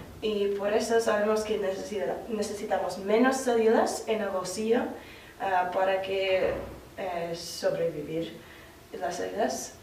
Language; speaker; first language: Spanish; non-native, learner; English